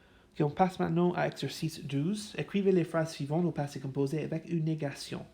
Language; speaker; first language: French; non-native, fluent; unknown